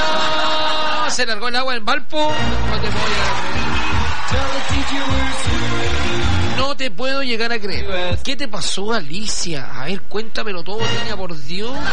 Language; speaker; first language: Spanish; native; Spanish